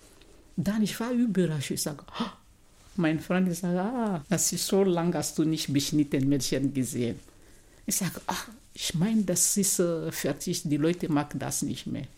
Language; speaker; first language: German; non-native, learner; Mandingo